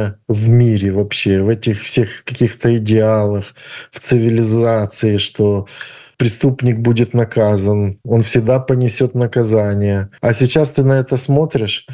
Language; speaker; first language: Russian; native; Russian